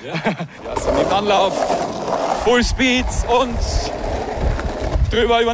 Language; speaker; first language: German; native; German